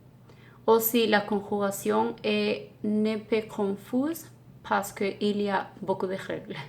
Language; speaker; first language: French; non-native, learner; Spanish